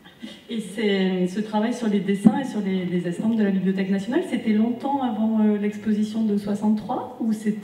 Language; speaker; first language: French; native; French